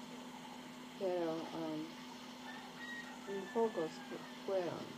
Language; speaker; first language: Spanish; non-native, learner; English